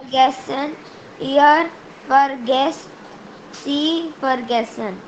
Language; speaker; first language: German; non-native, learner; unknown